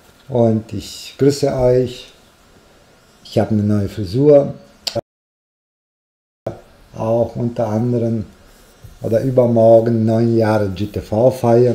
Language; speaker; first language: German; non-native, fluent; Italian